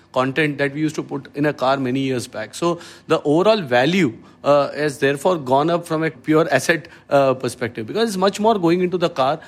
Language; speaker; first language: English; non-native, local second language; Malayalam